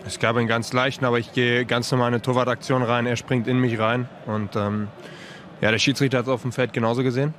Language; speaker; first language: German; native; German